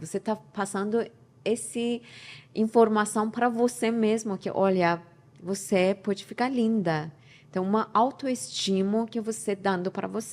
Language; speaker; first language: Portuguese; non-native, learner; Persian